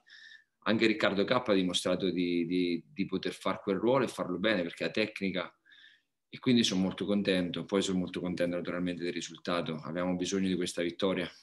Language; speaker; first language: Italian; native; Italian